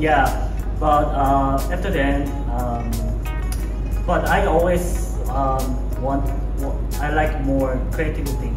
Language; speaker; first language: English; non-native, learner; Korean